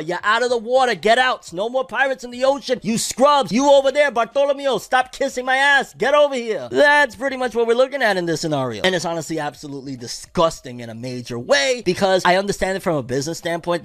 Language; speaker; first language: English; early bilingual, other home language; Spanish